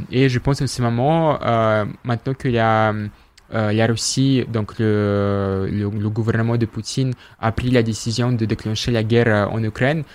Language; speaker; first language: French; non-native, fluent; Russian